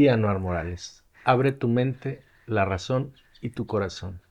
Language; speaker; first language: Spanish; native; Spanish